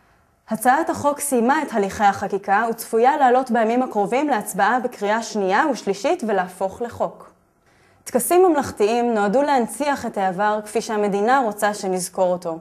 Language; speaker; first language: Hebrew; native; Hebrew